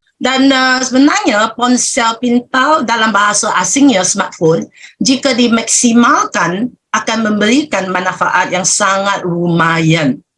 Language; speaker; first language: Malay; non-native, local second language; Chinese